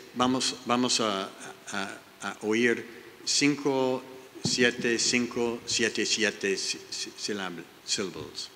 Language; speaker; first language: Spanish; non-native, learner; English